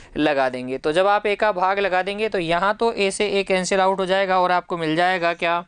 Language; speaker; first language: Hindi; native; Hindi